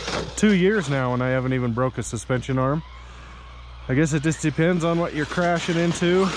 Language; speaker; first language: English; native; English